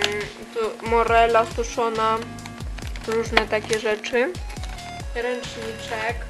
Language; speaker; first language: Polish; non-native, fluent; Ukrainian